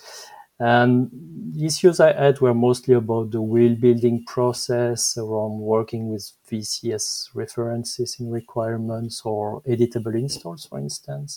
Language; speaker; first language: English; non-native, fluent; French